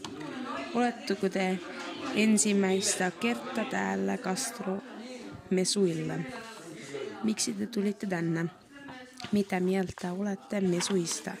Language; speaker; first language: Finnish; non-native, learner; Estonian